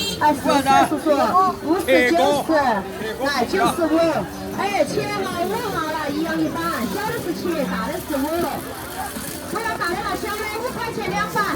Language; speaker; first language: Chinese; native; Chinese